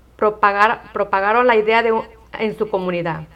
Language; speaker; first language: Spanish; native; Spanish